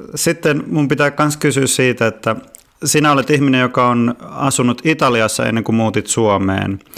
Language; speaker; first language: Finnish; native; Finnish